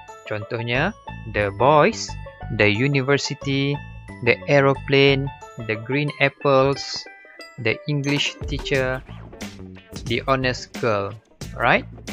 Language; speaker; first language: English; non-native, local second language; Malay